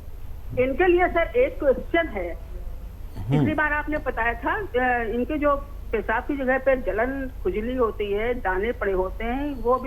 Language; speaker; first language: Hindi; native; Hindi